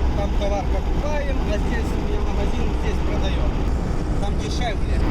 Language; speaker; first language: Russian; native; Russian